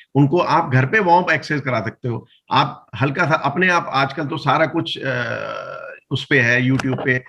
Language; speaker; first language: Hindi; native; Hindi